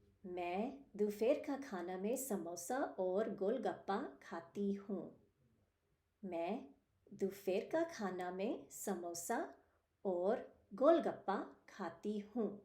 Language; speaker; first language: Hindi; early bilingual, heritage; Hindi